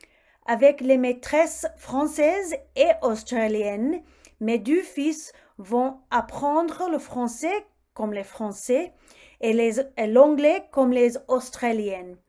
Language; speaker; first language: French; non-native, fluent; English